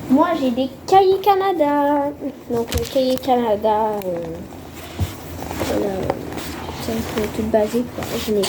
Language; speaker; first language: French; native; French